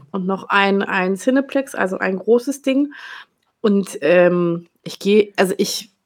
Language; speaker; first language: German; native; German